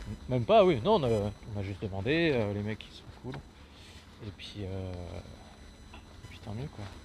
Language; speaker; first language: French; native; French